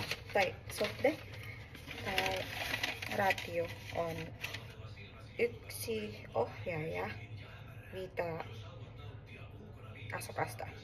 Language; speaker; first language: Finnish; non-native, learner; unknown